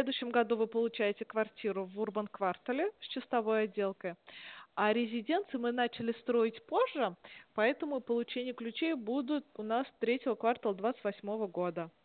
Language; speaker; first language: Russian; native; Russian